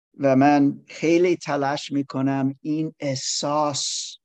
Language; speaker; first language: Persian; non-native, learner; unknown